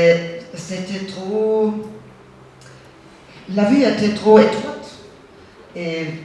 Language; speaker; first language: French; non-native, fluent; German